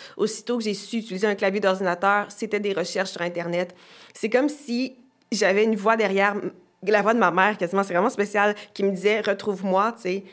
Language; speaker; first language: French; native; French